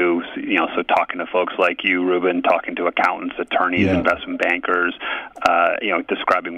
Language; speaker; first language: English; native; English